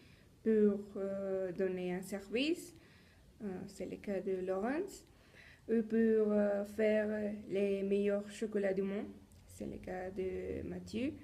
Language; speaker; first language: French; non-native, learner; Spanish